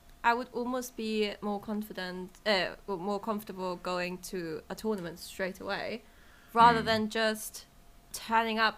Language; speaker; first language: English; non-native, fluent; German